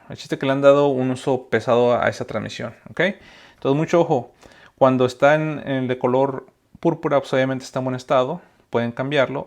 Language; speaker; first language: Spanish; native; Spanish